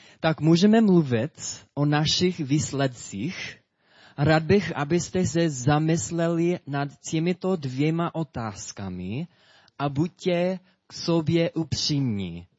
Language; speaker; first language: Czech; non-native, fluent; English